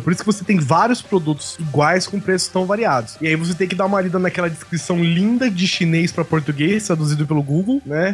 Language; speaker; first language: Portuguese; native; Portuguese